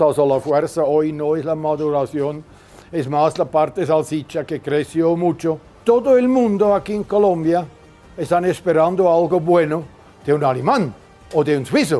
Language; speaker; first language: Spanish; non-native, fluent; German